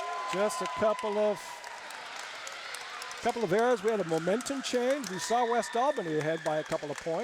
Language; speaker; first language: English; native; English